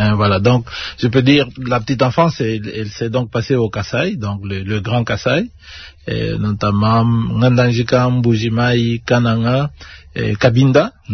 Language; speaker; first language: French; non-native, local second language; Luba-Lulua